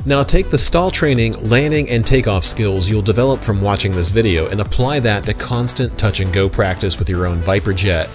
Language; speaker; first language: English; native; English